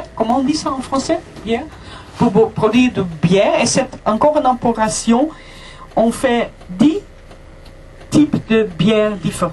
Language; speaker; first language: French; non-native, fluent; Dutch